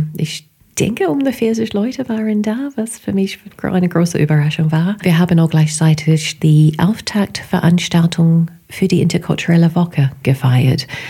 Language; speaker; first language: German; non-native, fluent; English